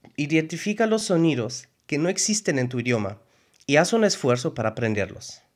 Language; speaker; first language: Spanish; non-native, fluent; German